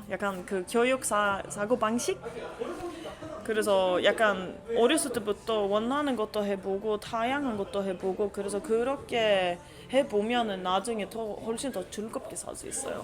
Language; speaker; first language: Korean; non-native, fluent; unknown